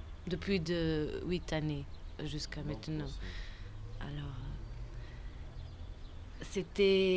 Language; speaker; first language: French; non-native, fluent; Portuguese